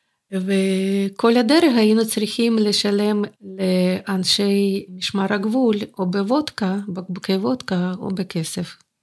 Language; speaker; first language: Hebrew; non-native, fluent; Russian